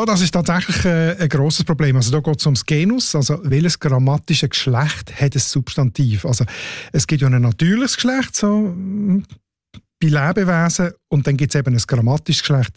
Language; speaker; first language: German; native; German